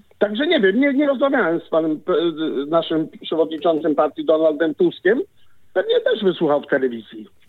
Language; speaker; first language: Polish; native; Polish